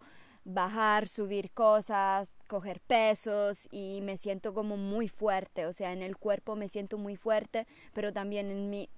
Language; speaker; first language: Spanish; non-native, fluent; Italian